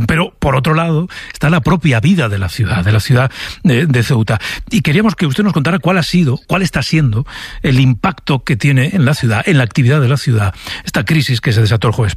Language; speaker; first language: Spanish; native; Spanish